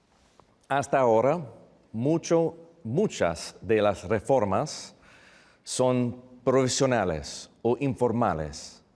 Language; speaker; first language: Spanish; non-native, fluent; English